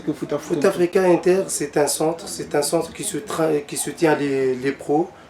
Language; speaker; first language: French; non-native, local second language; Arabic